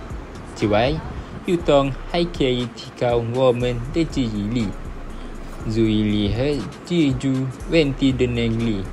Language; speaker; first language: Chinese; non-native, learner; Malay